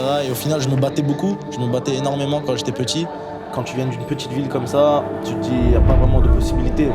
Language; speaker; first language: French; early bilingual, other home language; Chechen